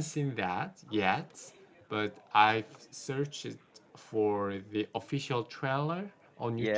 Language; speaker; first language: English; non-native, learner; Korean